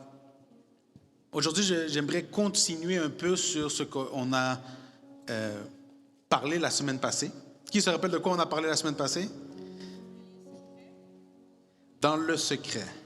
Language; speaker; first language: French; non-native, fluent; Spanish